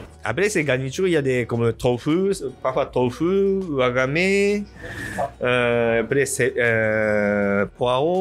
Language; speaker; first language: French; non-native, learner; Japanese